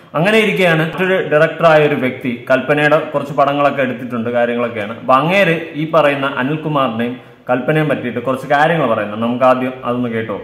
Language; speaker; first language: Malayalam; native; Malayalam